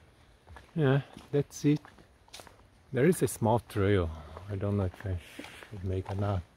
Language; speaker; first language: English; non-native, fluent; Portuguese